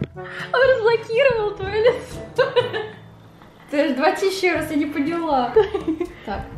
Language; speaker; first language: Russian; native; Russian